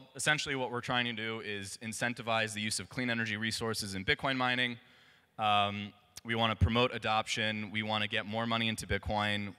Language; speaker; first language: English; native; English